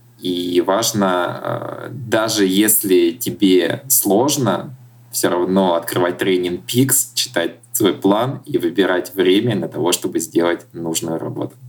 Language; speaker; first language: Russian; native; Russian